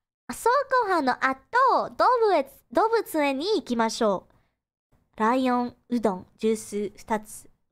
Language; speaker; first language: Japanese; non-native, fluent; English